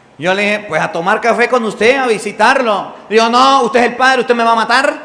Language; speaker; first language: Spanish; native; Spanish